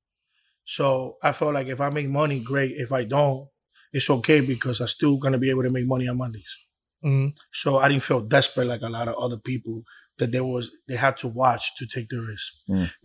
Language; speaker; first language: English; early bilingual, other home language; Spanish